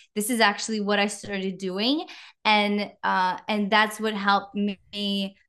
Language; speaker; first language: English; non-native, fluent; Czech